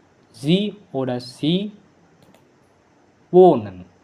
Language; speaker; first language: German; non-native, learner; Indonesian